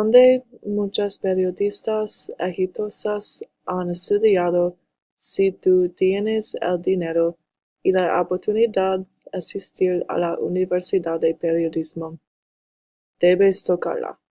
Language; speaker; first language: Spanish; non-native, learner; English